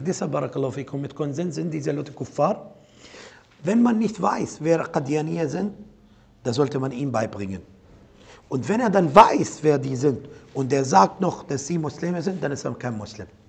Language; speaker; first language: German; non-native, fluent; Arabic